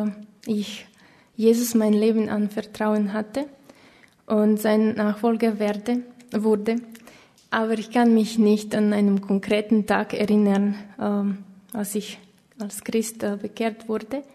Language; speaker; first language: German; non-native, fluent; Slovak